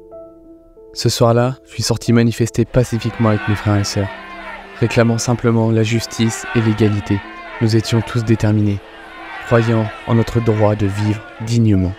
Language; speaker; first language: French; native; French